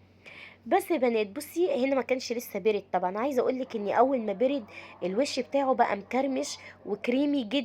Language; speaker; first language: Arabic; native; Arabic